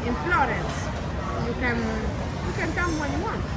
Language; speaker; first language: English; non-native, learner; Italian